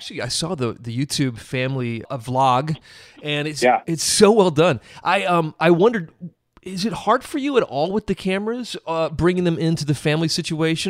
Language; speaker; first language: English; native; English